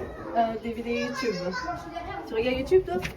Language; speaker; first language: French; non-native, fluent; Tamil